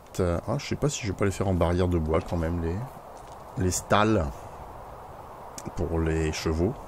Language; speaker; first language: French; native; French